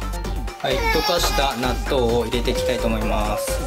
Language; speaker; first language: Japanese; native; Japanese